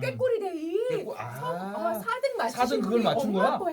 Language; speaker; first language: Korean; native; Korean